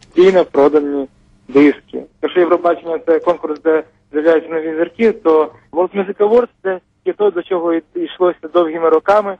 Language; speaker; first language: Ukrainian; native; Ukrainian